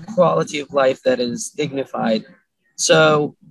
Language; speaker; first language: English; early bilingual, other home language; Arabic